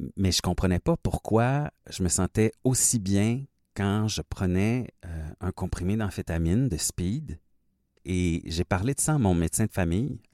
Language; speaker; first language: French; native; French